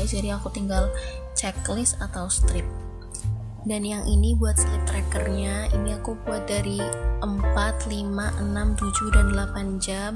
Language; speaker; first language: Indonesian; native; Indonesian